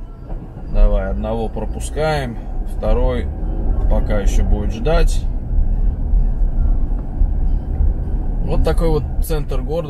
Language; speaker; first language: Russian; native; Russian